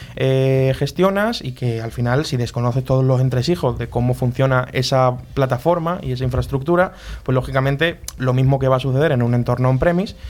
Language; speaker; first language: Spanish; native; Spanish